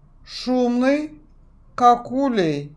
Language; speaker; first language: Russian; non-native, fluent; Turkish